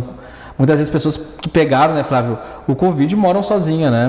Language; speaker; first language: Portuguese; native; Portuguese